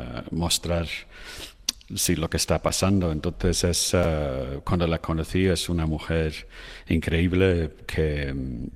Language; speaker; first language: Spanish; non-native, fluent; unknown